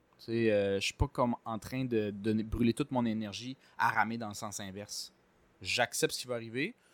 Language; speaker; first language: French; native; French